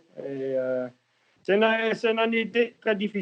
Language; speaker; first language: French; non-native, learner; Dutch